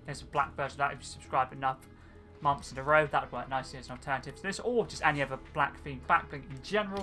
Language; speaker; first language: English; native; English